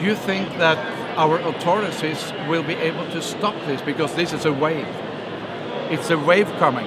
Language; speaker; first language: English; non-native, fluent; Norwegian